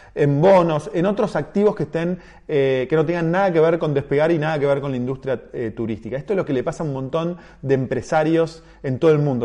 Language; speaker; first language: Spanish; native; Spanish